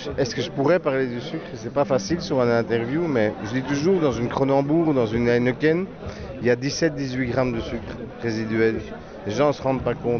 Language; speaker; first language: French; native; French